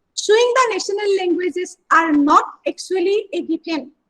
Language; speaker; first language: English; non-native, local second language; Assamese